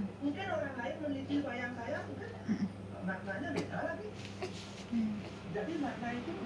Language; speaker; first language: Indonesian; non-native, local second language; Balinese